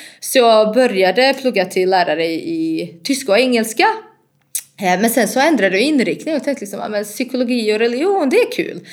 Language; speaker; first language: Swedish; non-native, fluent; Bosnian